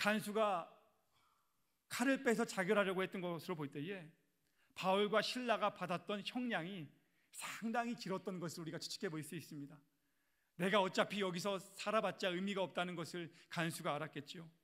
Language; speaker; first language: Korean; native; Korean